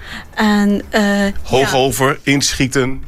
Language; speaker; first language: Dutch; native; Dutch